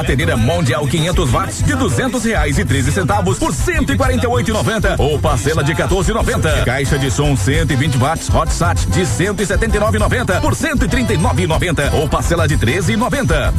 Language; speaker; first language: Portuguese; native; Portuguese